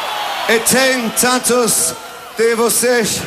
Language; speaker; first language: Portuguese; non-native, learner; English